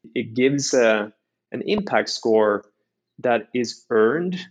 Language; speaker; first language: English; non-native, fluent; Norwegian